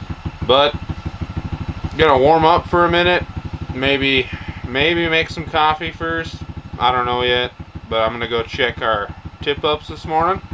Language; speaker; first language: English; native; English